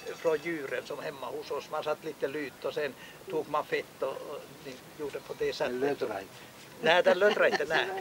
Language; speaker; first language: Swedish; non-native, local second language; Finnish